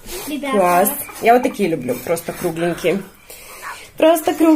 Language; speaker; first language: Russian; native; Russian